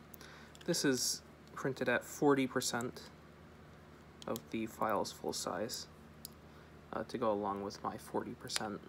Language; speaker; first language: English; native; English